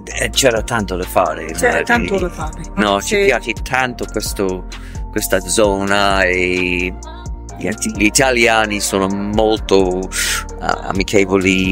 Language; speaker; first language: Italian; non-native, learner; English